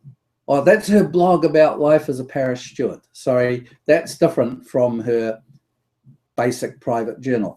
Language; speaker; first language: English; native; English